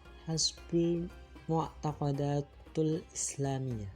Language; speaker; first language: Arabic; non-native, learner; Indonesian